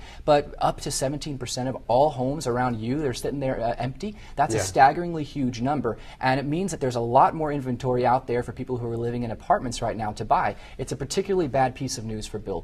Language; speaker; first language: English; native; English